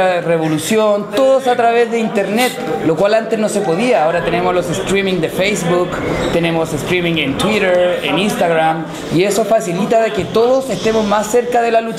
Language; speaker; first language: Spanish; native; Spanish